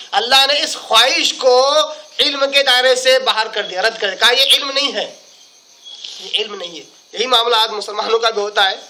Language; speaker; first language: Urdu; native; Urdu